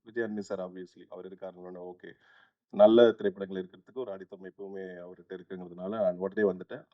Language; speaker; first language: Tamil; native; Tamil